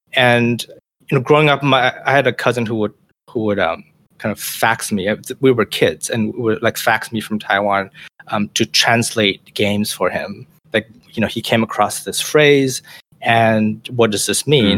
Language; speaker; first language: English; non-native, local second language; Chinese